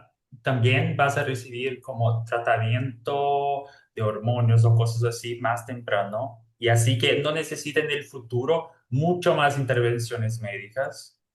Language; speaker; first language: Spanish; non-native, fluent; Portuguese